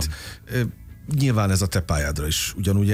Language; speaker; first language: Hungarian; native; Hungarian